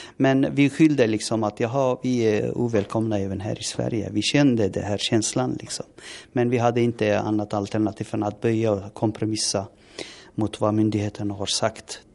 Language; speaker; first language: Swedish; non-native, fluent; Turoyo